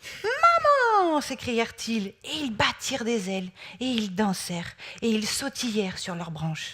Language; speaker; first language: French; native; French